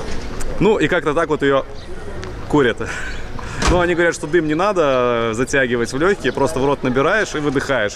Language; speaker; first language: Russian; native; Russian